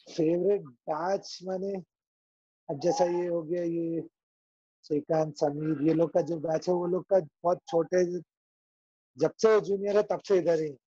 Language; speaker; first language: Hindi; non-native, local second language; Urdu